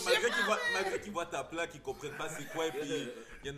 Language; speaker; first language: French; early bilingual, heritage; French